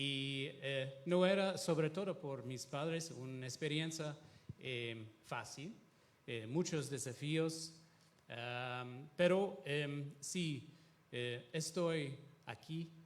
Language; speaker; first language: Spanish; non-native, fluent; Italian